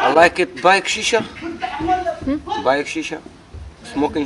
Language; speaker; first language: English; non-native, learner; Arabic